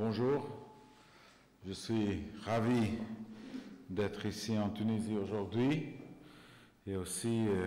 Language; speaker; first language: French; non-native, fluent; Hungarian